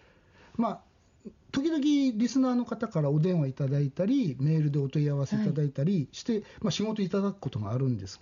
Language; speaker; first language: Japanese; native; Japanese